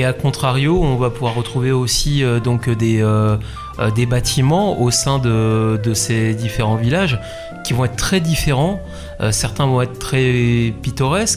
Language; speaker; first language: French; native; French